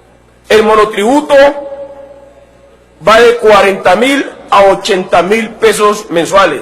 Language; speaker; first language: Spanish; native; Spanish